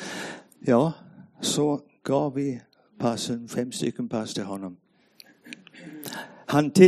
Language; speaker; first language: Swedish; non-native, fluent; English